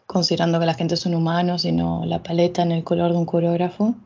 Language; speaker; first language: Spanish; native; Spanish